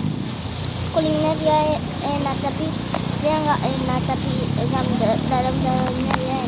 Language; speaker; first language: Indonesian; non-native, learner; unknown